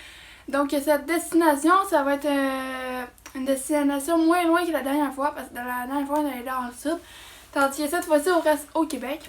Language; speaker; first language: French; native; French